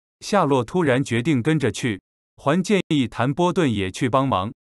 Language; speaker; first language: Chinese; native; Chinese